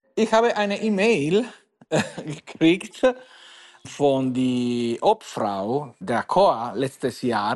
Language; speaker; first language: German; non-native, learner; Italian